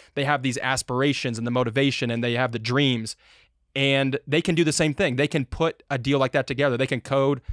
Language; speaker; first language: English; native; English